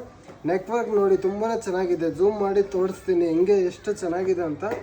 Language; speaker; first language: Kannada; native; Kannada